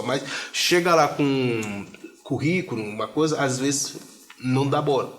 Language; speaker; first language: Portuguese; non-native, fluent; Haitian Creole